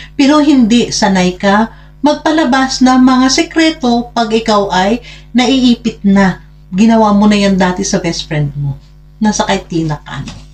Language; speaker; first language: Filipino; non-native, local second language; Hiligaynon